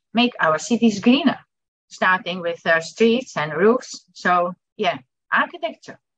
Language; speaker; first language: English; non-native, fluent; Dutch